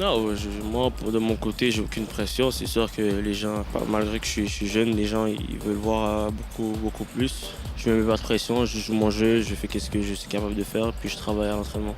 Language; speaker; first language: French; native; French